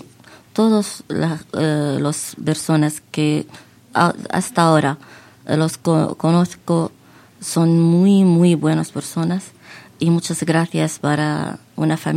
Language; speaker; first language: Spanish; non-native, fluent; Arabic